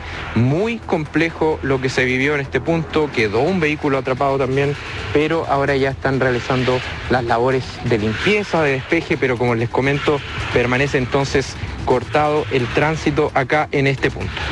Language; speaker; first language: Spanish; native; Spanish